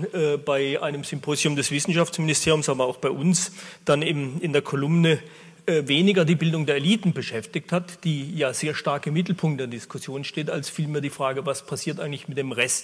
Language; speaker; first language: German; native; German